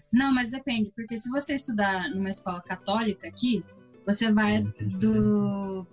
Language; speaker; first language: Portuguese; early bilingual, heritage; English